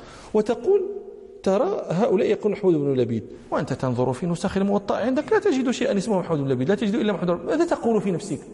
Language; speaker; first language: Arabic; native; Arabic